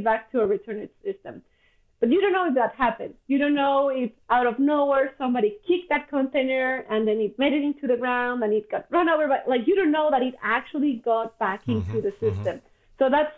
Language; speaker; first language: English; non-native, fluent; Spanish